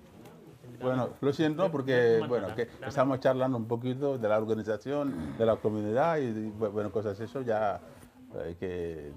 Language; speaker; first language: Spanish; non-native, fluent; Wolof